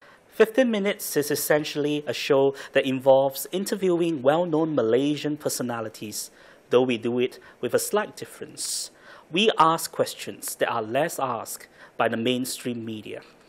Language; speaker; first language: English; non-native, local second language; Chinese